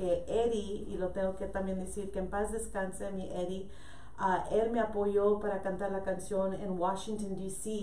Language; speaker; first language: Spanish; early bilingual, heritage; Spanish